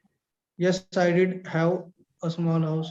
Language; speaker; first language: English; non-native, learner; Marathi